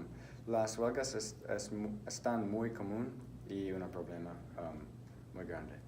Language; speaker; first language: Spanish; non-native, learner; English